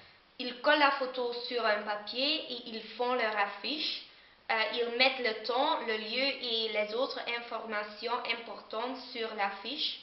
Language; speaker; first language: French; non-native, learner; Dutch